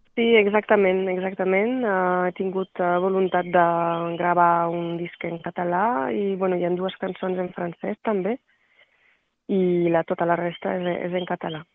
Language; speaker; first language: Catalan; non-native, local second language; French